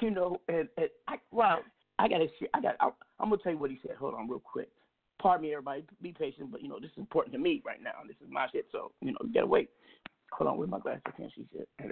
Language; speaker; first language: English; native; English